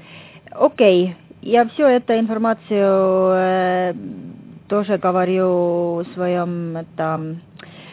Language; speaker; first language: Russian; non-native, learner; Estonian